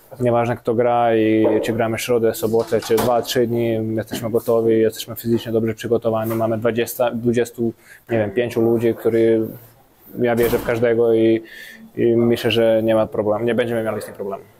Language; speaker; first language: Polish; non-native, fluent; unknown